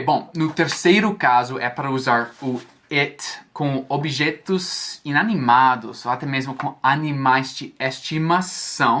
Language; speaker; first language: Portuguese; non-native, fluent; English